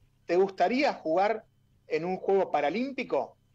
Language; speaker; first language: Spanish; native; Spanish